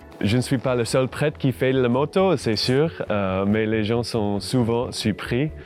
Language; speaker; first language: French; non-native, fluent; English